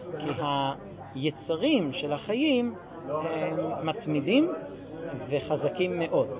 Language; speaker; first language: Hebrew; non-native, fluent; English